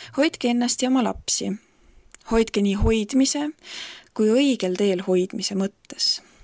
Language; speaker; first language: Estonian; native; Estonian